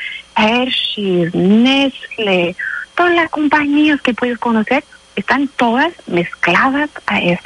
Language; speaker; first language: Spanish; non-native, fluent; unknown